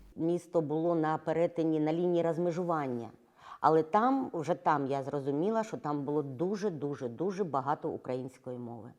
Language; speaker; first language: Ukrainian; non-native, local second language; Russian